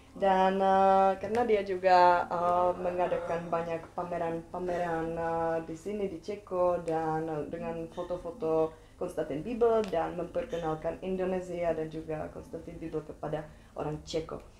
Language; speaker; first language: Indonesian; non-native, fluent; Czech